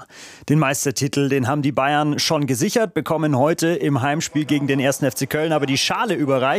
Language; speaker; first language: German; native; German